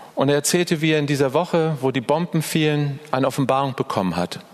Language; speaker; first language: German; native; German